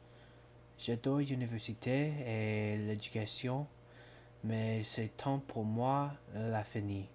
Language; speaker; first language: French; non-native, learner; English